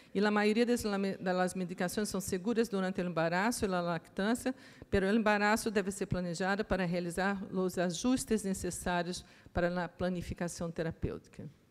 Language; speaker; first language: Portuguese; native; Portuguese